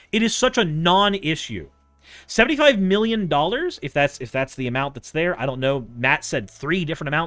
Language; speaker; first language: English; native; English